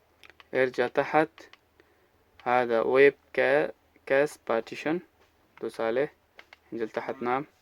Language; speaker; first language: Arabic; non-native, learner; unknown